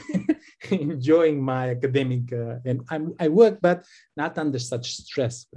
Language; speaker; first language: English; non-native, fluent; Macedonian